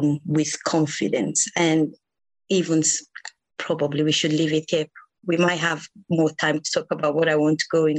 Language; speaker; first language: English; non-native, local second language; Igbo